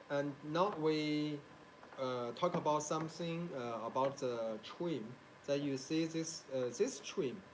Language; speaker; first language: English; non-native, learner; Chinese